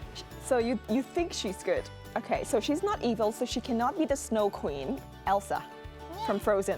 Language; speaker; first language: English; non-native, fluent; Vietnamese